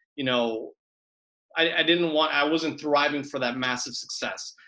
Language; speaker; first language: English; early bilingual, other home language; Spanish